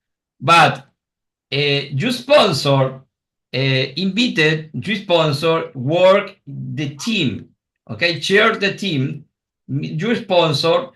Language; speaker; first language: English; non-native, learner; Spanish